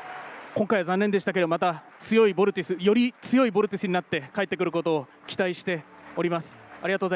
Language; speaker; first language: Japanese; native; Japanese